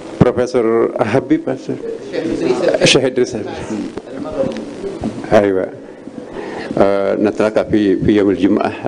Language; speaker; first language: Arabic; non-native, fluent; Indonesian